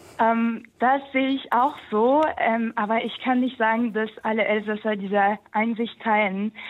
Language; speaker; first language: German; non-native, fluent; French